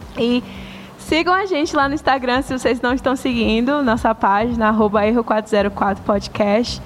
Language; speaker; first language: Portuguese; native; Portuguese